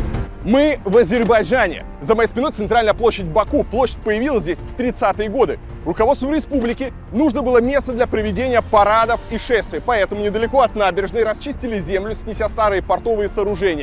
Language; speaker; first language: Russian; native; Russian